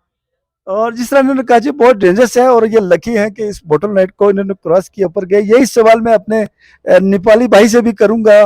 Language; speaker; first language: Hindi; non-native, local second language; Balti